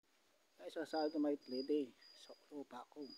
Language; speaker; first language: Filipino; native; Filipino